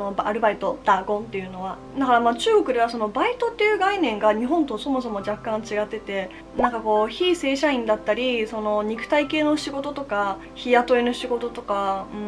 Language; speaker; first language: Japanese; early bilingual, other home language; Chinese